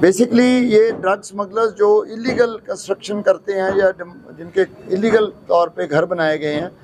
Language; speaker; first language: Hindi; non-native, local second language; Punjabi